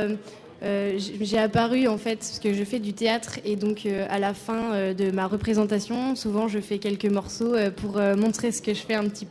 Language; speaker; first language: French; native; French